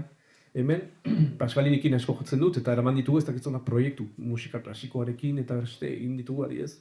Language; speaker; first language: Basque; native; Basque